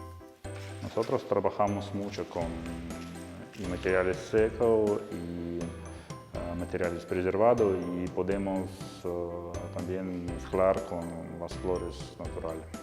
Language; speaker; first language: Spanish; non-native, learner; Russian